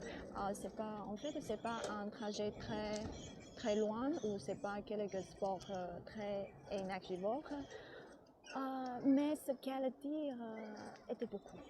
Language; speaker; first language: French; non-native, learner; Chinese